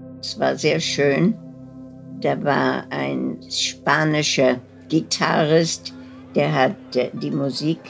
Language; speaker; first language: German; early bilingual, heritage; German